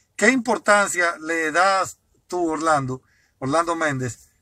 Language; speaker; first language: Spanish; native; Spanish